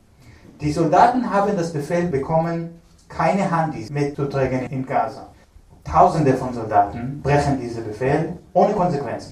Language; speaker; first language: German; non-native, fluent; Hebrew